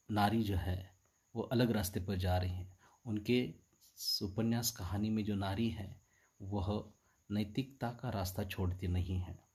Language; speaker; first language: Hindi; non-native, local second language; Marathi